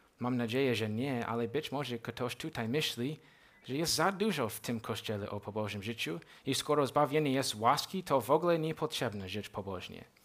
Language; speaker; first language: Polish; non-native, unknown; English